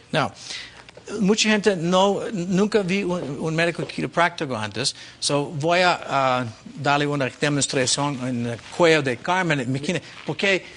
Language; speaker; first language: Spanish; non-native, learner; English